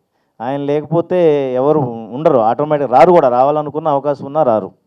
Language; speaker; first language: Telugu; native; Telugu